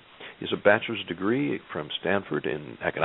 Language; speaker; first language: English; native; English